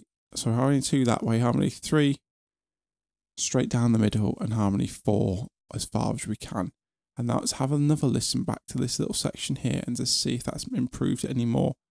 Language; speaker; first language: English; native; English